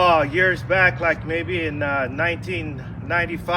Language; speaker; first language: English; native; English